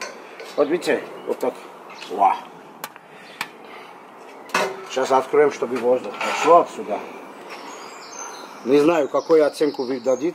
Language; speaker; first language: Russian; non-native, fluent; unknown